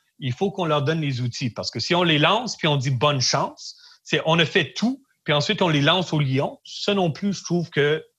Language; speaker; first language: French; native; French